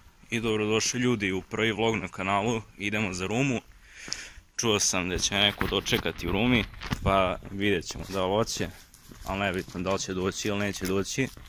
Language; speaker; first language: Serbian; native; Serbian